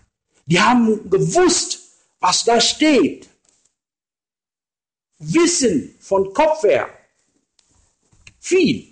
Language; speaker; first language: German; non-native, fluent; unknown